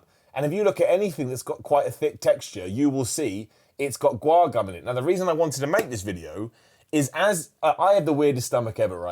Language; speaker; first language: English; native; English